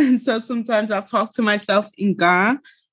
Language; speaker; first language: English; early bilingual, other home language; Ga